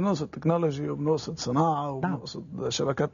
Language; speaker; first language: Arabic; native; Arabic